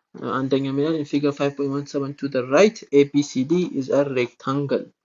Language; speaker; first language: English; non-native, local second language; Amharic